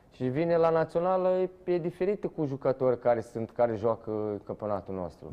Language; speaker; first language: Romanian; non-native, fluent; Portuguese